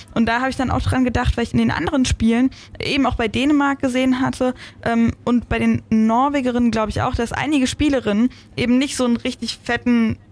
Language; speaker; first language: German; native; German